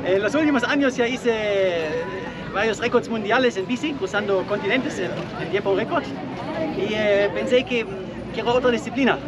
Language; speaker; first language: Spanish; non-native, fluent; German